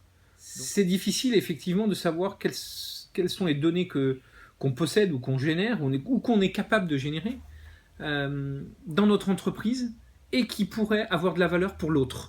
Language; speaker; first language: French; native; French